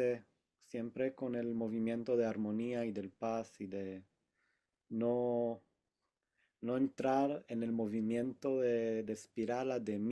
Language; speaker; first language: Spanish; non-native, fluent; Hebrew